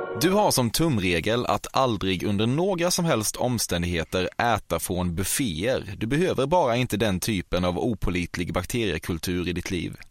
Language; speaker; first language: Swedish; native; Swedish